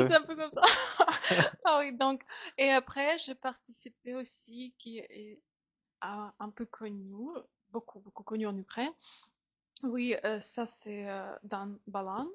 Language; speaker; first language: French; non-native, fluent; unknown